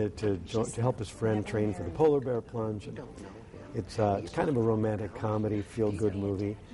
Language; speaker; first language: English; native; English